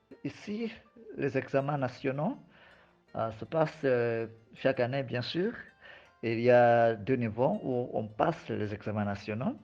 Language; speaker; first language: French; non-native, fluent; Nyanja